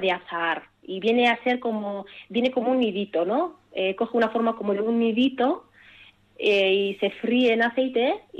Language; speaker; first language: Spanish; early bilingual, other home language; Arabic